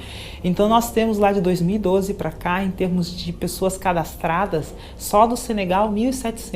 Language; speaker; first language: Portuguese; native; Portuguese